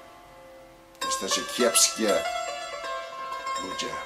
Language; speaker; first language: Polish; early bilingual, heritage; English